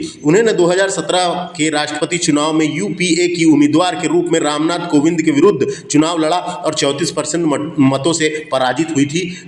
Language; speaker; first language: Hindi; native; Hindi